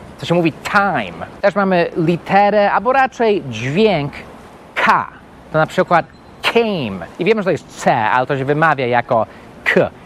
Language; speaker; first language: Polish; non-native, fluent; English